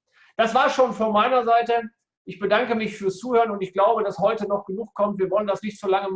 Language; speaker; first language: German; native; German